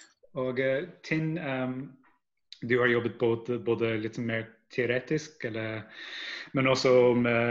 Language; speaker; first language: Norwegian; non-native, fluent; English